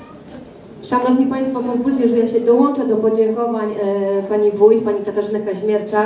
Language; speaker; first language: Polish; native; Polish